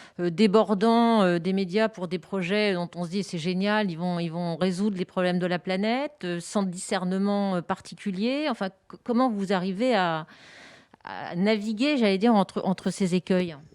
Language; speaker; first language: French; native; French